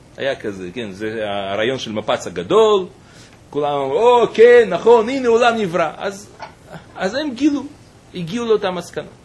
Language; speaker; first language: Hebrew; non-native, fluent; Russian